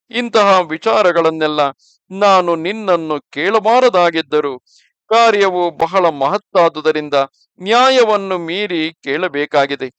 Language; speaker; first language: Kannada; native; Kannada